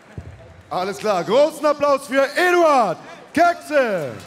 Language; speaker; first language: German; native; German